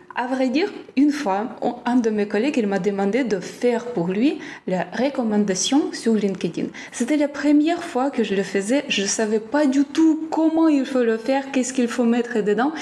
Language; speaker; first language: French; non-native, fluent; Ukrainian